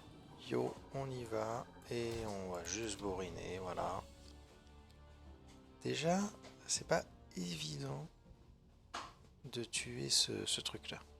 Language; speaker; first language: French; native; French